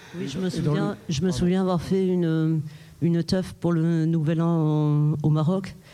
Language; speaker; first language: French; native; French